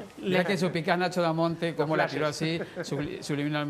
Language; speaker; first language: Spanish; native; Spanish